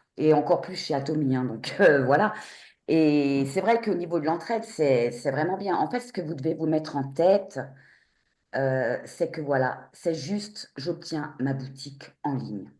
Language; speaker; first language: French; native; French